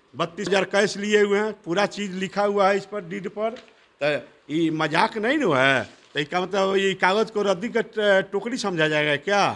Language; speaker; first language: Hindi; native; Hindi